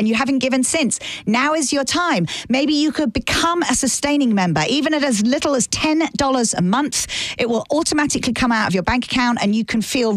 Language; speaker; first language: English; native; English